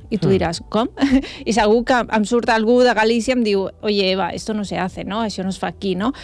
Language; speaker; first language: Catalan; non-native, local second language; Spanish